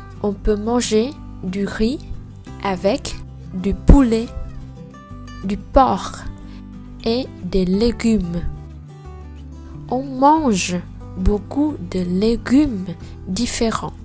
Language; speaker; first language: French; non-native, learner; Vietnamese